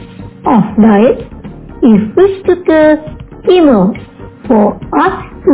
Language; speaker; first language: German; non-native, learner; Indonesian